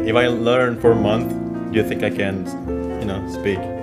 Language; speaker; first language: English; non-native, fluent; Indonesian